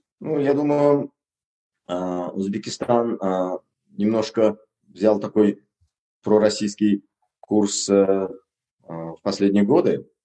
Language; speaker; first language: Russian; non-native, local second language; Uzbek